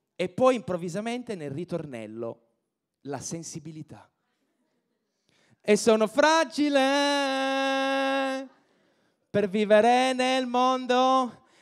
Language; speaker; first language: Italian; native; Italian